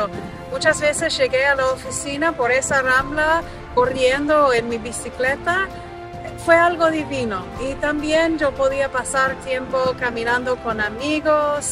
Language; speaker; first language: Spanish; non-native, fluent; English